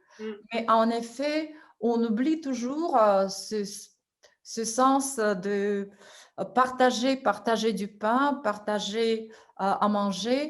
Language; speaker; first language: French; non-native, fluent; Russian